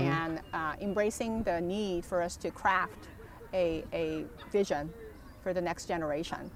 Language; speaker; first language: English; early bilingual, other home language; Korean